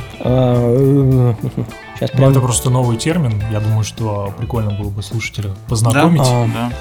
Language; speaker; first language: Russian; native; Russian